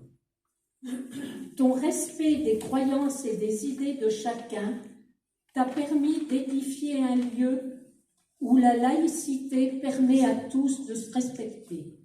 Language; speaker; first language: French; native; French